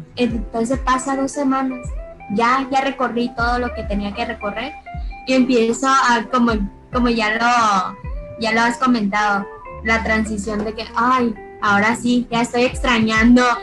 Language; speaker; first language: Spanish; early bilingual, other home language; Chinese